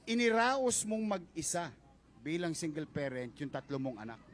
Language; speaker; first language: Filipino; native; Filipino